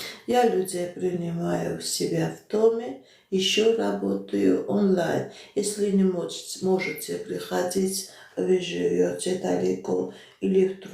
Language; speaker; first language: Russian; non-native, local second language; Armenian